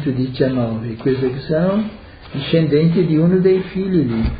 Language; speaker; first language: Italian; early bilingual, heritage; Portuguese